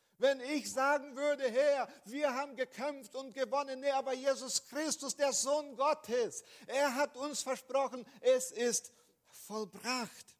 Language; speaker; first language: German; non-native, fluent; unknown